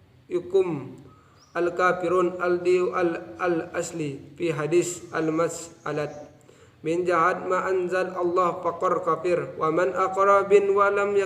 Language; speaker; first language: Arabic; non-native, learner; Indonesian